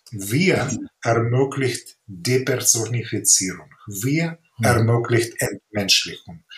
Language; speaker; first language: German; non-native, fluent; Ukrainian